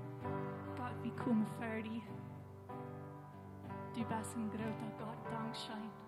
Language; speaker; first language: German; non-native, learner; Plautdietsch